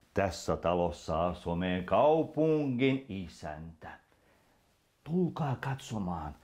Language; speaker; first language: Finnish; non-native, local second language; Russian